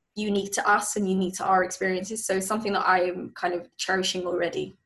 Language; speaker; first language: English; native; English